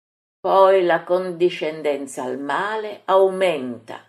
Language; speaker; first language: Italian; native; Italian